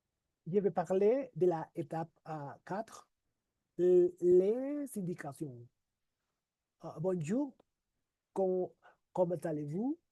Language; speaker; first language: French; non-native, learner; Spanish